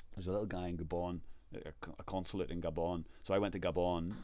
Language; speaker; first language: English; native; English